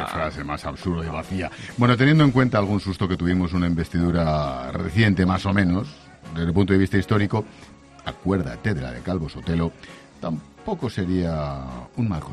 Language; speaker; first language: Spanish; native; Spanish